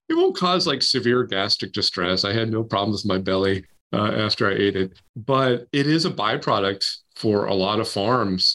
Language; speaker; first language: English; native; English